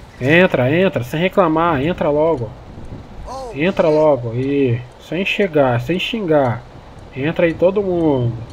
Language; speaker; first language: Portuguese; native; Portuguese